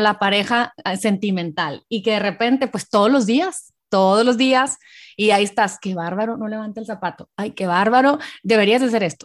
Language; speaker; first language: Spanish; native; Spanish